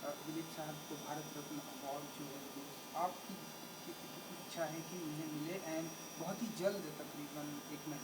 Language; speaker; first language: Hindi; native; Hindi